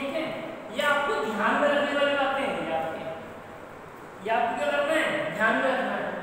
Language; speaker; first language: Hindi; native; Hindi